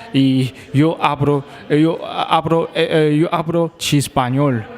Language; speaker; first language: Spanish; non-native, learner; Chinese